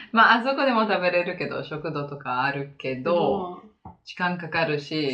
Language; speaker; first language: Japanese; non-native, fluent; Italian